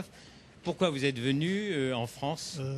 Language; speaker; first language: French; native; French